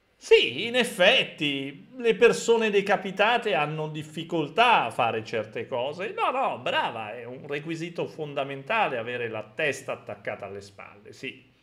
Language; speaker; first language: Italian; native; Italian